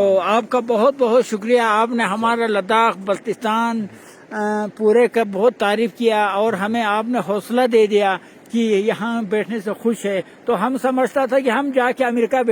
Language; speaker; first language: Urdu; non-native, local second language; Balti